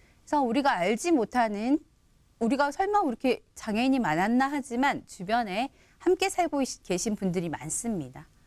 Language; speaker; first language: Korean; native; Korean